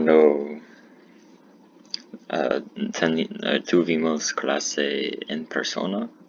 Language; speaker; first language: Spanish; non-native, learner; English